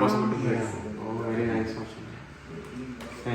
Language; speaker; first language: English; non-native, local second language; Urdu